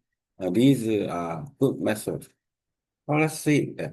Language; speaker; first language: English; non-native, learner; Korean